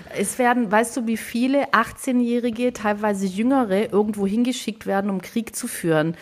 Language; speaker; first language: German; early bilingual, other home language; Greek